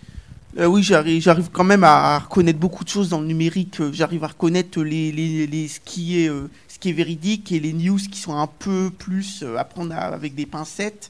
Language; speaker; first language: French; native; French